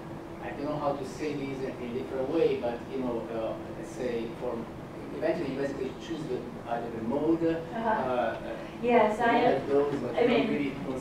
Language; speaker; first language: English; non-native, fluent; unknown